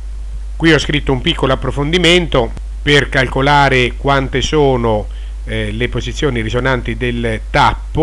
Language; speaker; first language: Italian; native; Italian